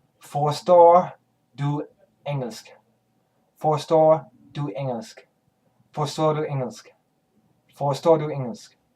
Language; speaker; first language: Danish; non-native, learner; English